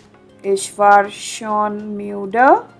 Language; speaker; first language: German; non-native, fluent; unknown